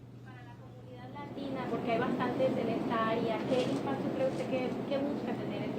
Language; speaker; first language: Spanish; native; Spanish